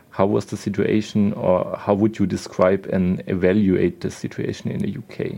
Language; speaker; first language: English; non-native, fluent; German